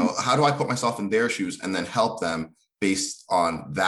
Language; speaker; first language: English; early bilingual, other home language; Swahili